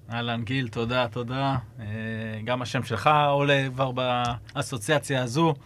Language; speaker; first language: Hebrew; early bilingual, other home language; English